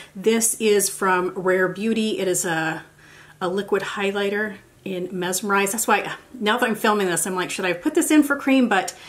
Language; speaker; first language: English; native; English